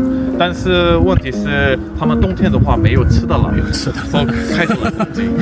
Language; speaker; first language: Chinese; non-native, fluent; Korean